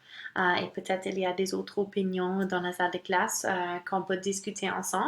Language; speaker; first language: French; non-native, local second language; English